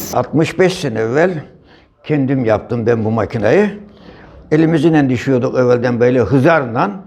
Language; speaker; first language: Turkish; native; Turkish